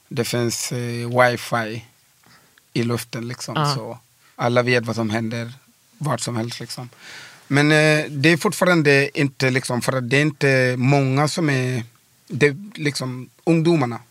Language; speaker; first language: Swedish; early bilingual, other home language; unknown